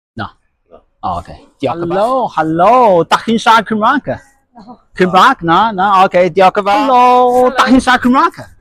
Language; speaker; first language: Welsh; non-native, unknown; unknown